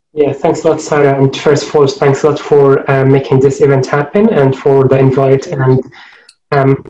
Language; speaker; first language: English; non-native, fluent; Arabic